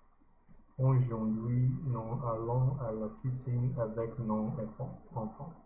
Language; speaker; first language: French; non-native, learner; English